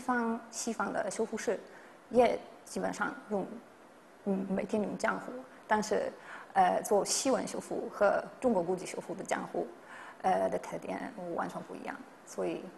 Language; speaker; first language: Chinese; non-native, fluent; Polish